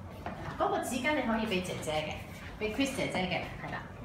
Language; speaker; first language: Cantonese; native; Cantonese